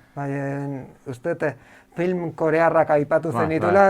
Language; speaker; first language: Basque; non-native, local second language; Catalan